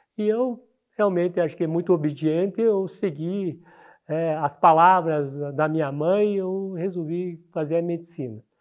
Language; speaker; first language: Portuguese; early bilingual, other home language; Chinese